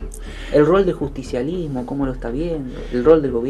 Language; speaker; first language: Spanish; native; Spanish